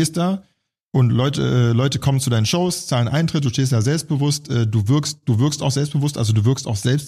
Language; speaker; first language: German; native; German